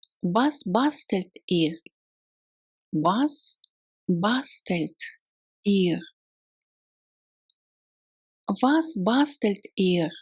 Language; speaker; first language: German; non-native, fluent; Russian